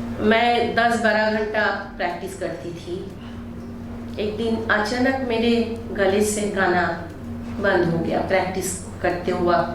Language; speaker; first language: Hindi; non-native, local second language; Bangla